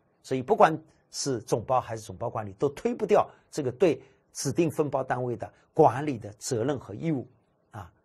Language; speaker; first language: Chinese; native; Chinese